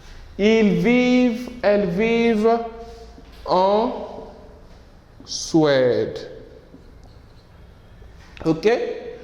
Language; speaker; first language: French; non-native, fluent; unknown